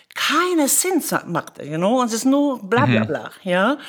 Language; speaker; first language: German; non-native, fluent; Norwegian